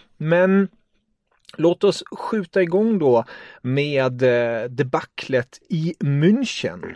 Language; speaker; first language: Swedish; non-native, fluent; German